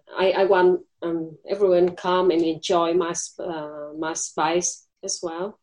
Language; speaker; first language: English; non-native, learner; Vietnamese